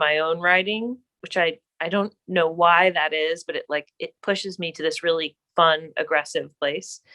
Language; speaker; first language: English; native; English